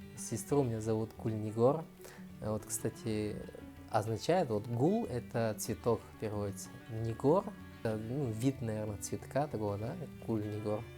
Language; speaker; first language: Russian; early bilingual, other home language; Tajik